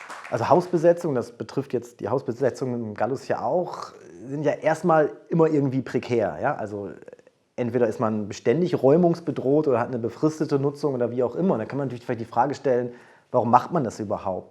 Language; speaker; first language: German; native; German